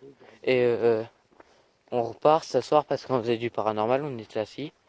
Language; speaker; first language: French; native; French